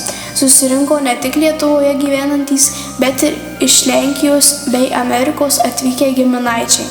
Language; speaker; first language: Lithuanian; native; Lithuanian